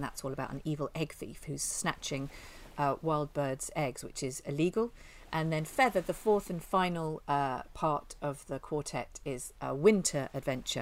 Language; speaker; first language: English; native; English